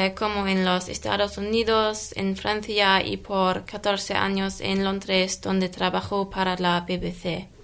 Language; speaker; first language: Spanish; non-native, learner; German